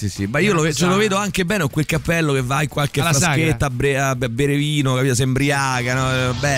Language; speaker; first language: Italian; native; Italian